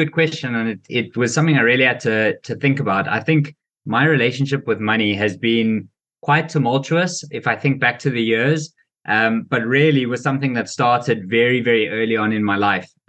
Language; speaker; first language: English; native; English